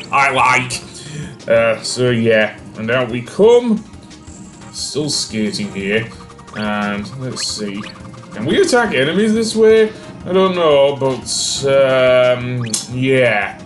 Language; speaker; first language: English; native; English